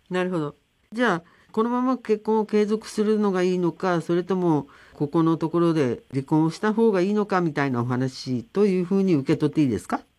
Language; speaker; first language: Japanese; native; Japanese